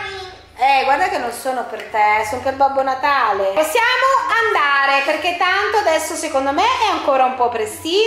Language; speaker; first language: Italian; native; Italian